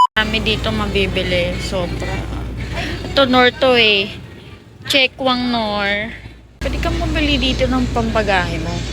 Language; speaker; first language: Filipino; native; Filipino